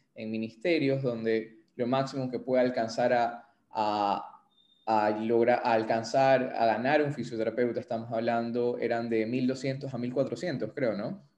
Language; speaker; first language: Spanish; native; Spanish